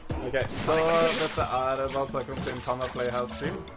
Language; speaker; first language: Norwegian; native; Norwegian